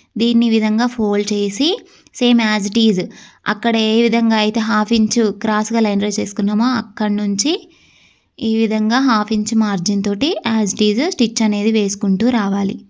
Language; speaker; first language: Telugu; native; Telugu